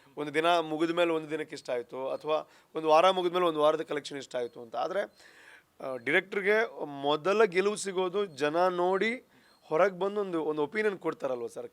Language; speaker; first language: Kannada; non-native, local second language; Tulu